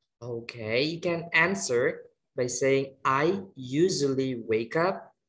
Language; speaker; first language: English; non-native, fluent; Indonesian